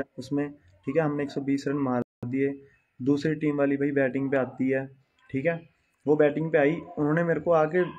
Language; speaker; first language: Hindi; non-native, local second language; Punjabi